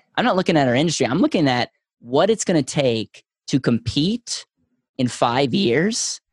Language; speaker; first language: English; native; English